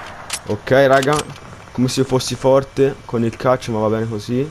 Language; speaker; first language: Italian; native; Italian